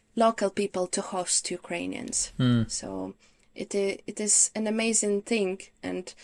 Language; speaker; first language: English; non-native, fluent; Ukrainian